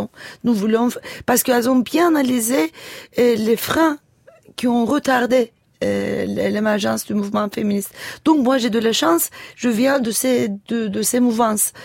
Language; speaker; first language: French; non-native, fluent; Turkish